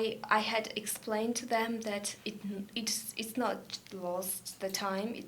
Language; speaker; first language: English; non-native, learner; Georgian